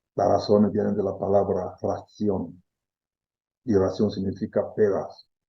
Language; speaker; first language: Spanish; non-native, fluent; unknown